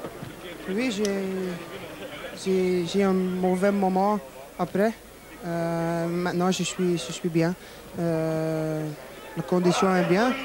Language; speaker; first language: French; non-native, local second language; Dutch